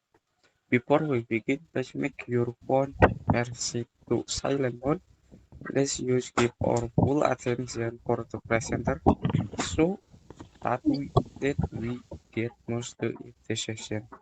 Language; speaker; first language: English; non-native, learner; Indonesian